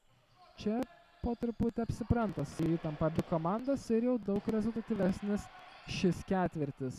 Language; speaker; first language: Lithuanian; native; Lithuanian